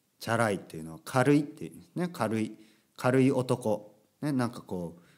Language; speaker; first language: Japanese; native; Japanese